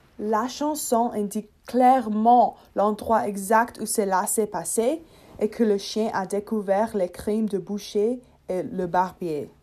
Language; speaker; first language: French; non-native, learner; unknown